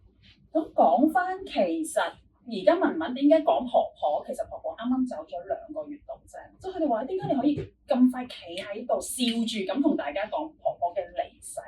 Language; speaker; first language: Cantonese; native; Cantonese